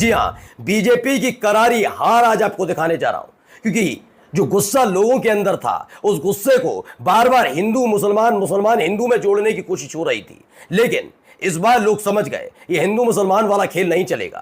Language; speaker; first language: Hindi; native; Hindi